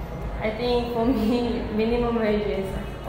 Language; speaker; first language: English; non-native, learner; Korean